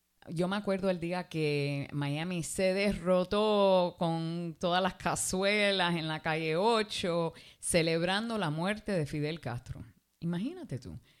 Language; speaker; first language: Spanish; early bilingual, heritage; Spanish